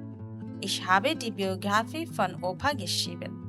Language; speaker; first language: German; non-native, learner; Bangla